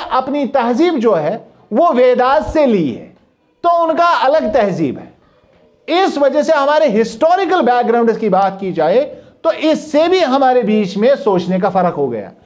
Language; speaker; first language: Urdu; non-native, local second language; Kashmiri